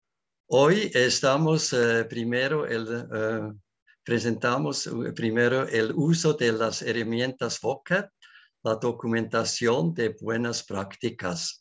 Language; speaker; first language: Spanish; non-native, learner; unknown